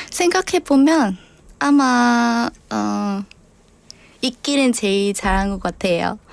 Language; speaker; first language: Korean; non-native, learner; Vietnamese